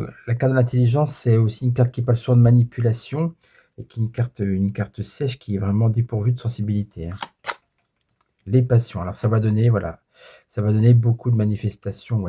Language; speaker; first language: French; native; French